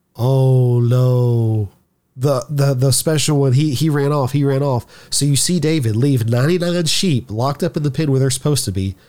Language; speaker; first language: English; native; English